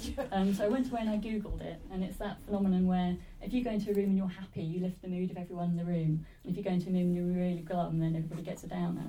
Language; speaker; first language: English; native; English